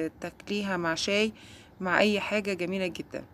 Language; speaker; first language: Arabic; native; Arabic